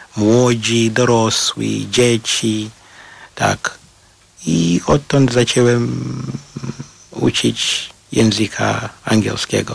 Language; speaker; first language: Polish; non-native, fluent; Shona